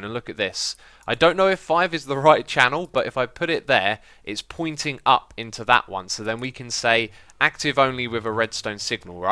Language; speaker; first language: English; native; English